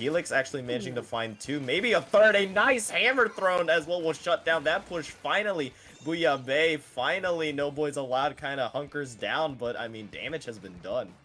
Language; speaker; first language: English; native; English